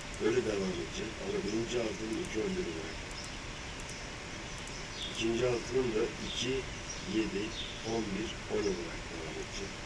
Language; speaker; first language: Turkish; native; Turkish